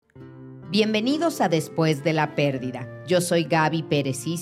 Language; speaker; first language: Spanish; native; Spanish